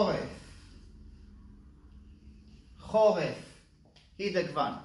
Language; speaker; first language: Hungarian; non-native, learner; Hebrew